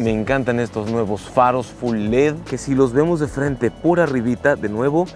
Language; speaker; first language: Spanish; native; Spanish